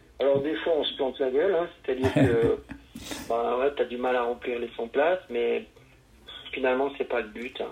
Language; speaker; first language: French; native; French